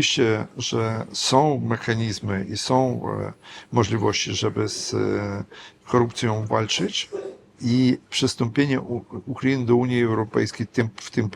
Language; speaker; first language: Polish; non-native, fluent; Ukrainian